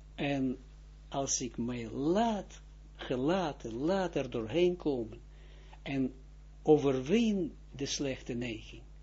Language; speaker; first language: Dutch; non-native, fluent; Russian